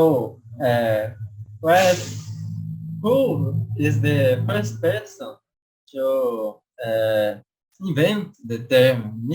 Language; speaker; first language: English; non-native, learner; Portuguese